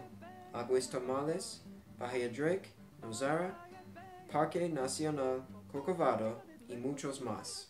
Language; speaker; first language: Spanish; non-native, learner; English